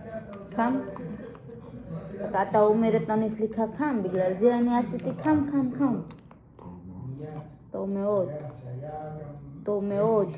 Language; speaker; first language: Hebrew; non-native, learner; Gujarati